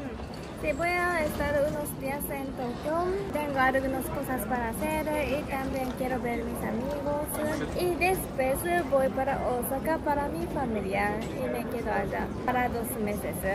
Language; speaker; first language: Spanish; non-native, learner; Japanese